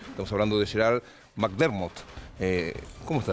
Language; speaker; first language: Spanish; native; Spanish